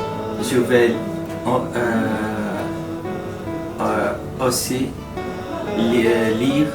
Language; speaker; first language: French; non-native, learner; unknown